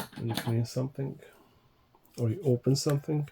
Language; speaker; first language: English; non-native, fluent; Arabic